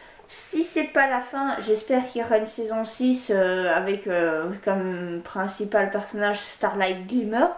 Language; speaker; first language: French; native; French